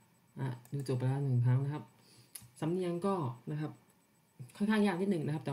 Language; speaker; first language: French; non-native, learner; Thai